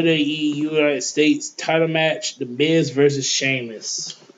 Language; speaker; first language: English; native; English